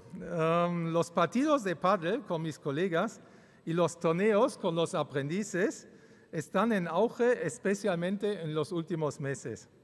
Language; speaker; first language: Spanish; early bilingual, other home language; German